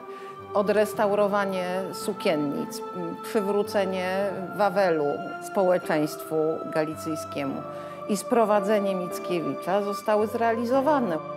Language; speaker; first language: Polish; native; Polish